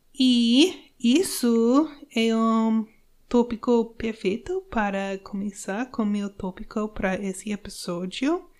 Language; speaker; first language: Portuguese; non-native, learner; English